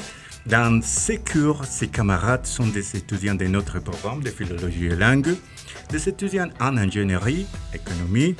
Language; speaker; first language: French; non-native, fluent; Spanish